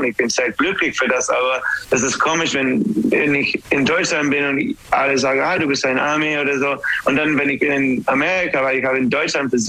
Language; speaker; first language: German; non-native, learner; English